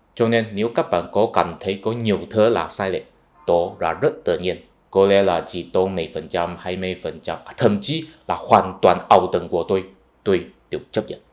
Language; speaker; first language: Vietnamese; non-native, fluent; Chinese